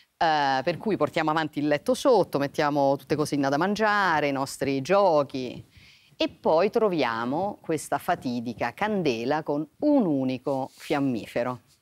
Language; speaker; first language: Italian; native; Italian